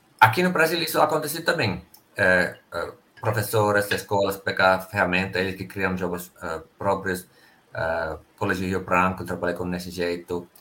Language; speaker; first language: Portuguese; non-native, fluent; Finnish